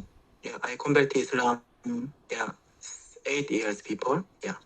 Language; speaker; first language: English; non-native, learner; Korean